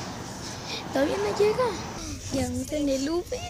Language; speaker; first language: Spanish; native; Spanish